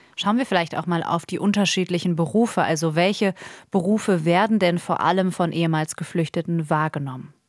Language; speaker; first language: German; native; German